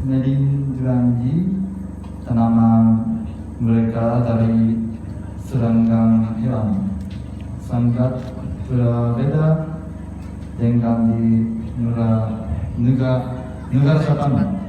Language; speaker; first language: Indonesian; non-native, learner; Japanese